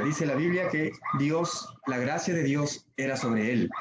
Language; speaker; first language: Spanish; native; Spanish